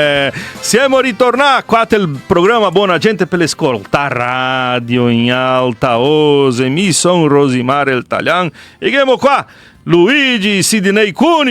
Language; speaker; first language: Italian; early bilingual, heritage; Portuguese